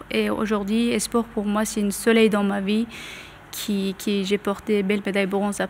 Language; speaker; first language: French; non-native, learner; Persian